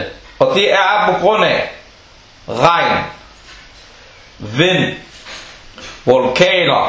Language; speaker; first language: Danish; non-native, fluent; Arabic